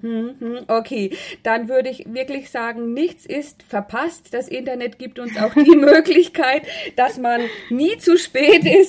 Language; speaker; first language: German; native; German